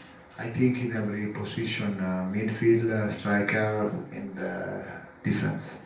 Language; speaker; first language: English; non-native, learner; Italian